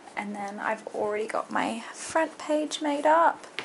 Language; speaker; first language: English; native; English